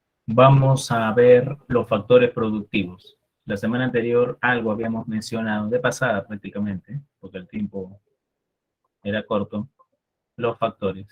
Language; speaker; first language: Spanish; native; Spanish